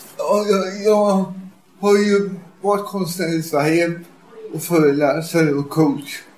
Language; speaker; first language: Swedish; native; Swedish